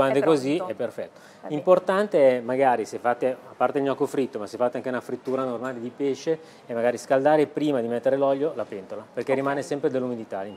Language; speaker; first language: Italian; native; Italian